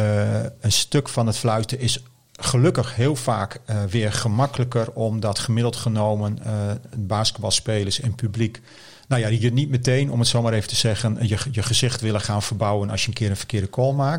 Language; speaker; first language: Dutch; native; Dutch